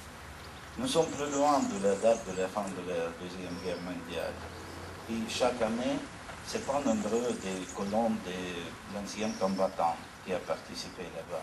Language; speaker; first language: French; non-native, learner; Russian